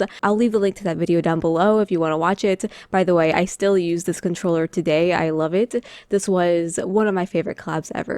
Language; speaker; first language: English; native; English